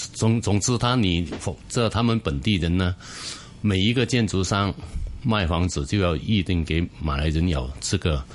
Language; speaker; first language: Chinese; non-native, fluent; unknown